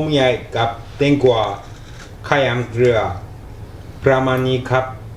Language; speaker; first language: Thai; non-native, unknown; Japanese